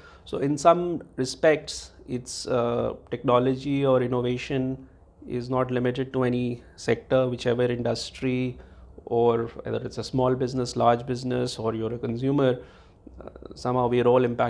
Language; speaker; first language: English; non-native, local second language; Hindi